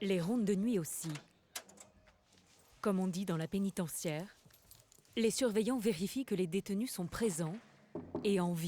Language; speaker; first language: French; native; French